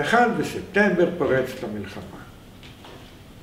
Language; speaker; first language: Hebrew; non-native, fluent; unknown